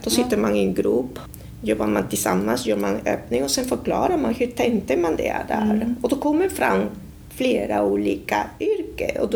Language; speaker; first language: Swedish; non-native, fluent; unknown